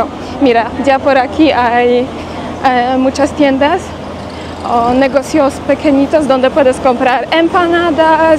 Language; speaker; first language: Spanish; non-native, fluent; Polish